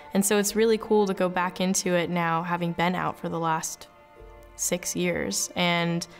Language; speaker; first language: English; native; English